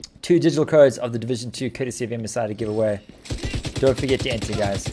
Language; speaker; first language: English; native; English